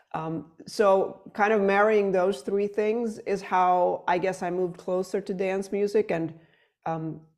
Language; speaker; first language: English; non-native, fluent; Swedish